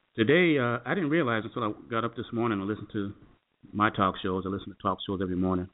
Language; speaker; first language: English; native; English